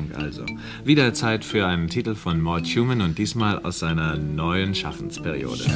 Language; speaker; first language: German; native; German